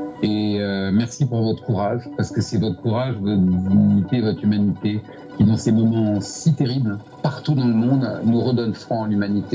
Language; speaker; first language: French; native; French